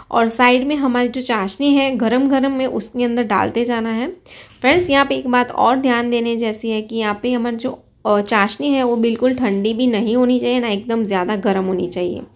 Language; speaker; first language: Hindi; non-native, local second language; Gujarati